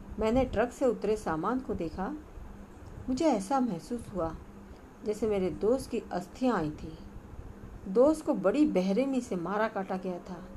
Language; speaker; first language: Hindi; non-native, local second language; Marathi